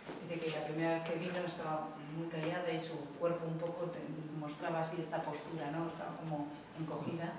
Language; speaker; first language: Spanish; native; Spanish